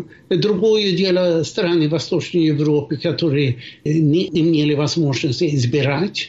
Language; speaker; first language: Russian; non-native, fluent; Swedish